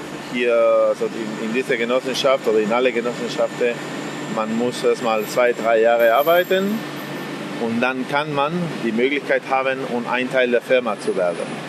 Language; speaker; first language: German; non-native, fluent; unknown